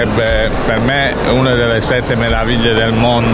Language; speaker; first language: Italian; native; Italian